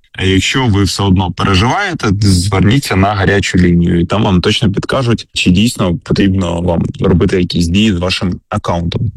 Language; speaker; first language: Ukrainian; native; Ukrainian